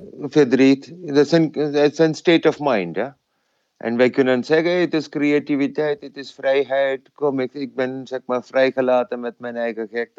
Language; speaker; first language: Dutch; non-native, fluent; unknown